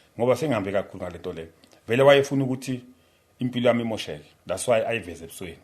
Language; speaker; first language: Zulu; native; Zulu